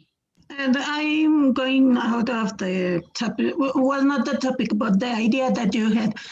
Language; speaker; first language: English; non-native, fluent; Spanish